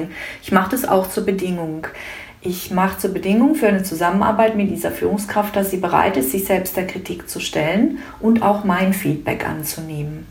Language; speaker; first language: German; native; German